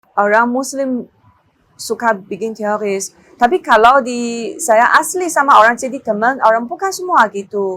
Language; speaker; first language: Indonesian; non-native, learner; Chinese